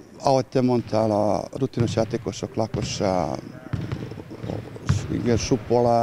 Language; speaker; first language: Hungarian; non-native, learner; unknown